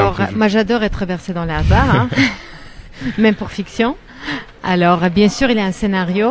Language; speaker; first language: French; non-native, fluent; Armenian